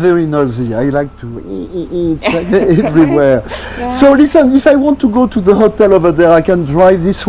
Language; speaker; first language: English; non-native, learner; French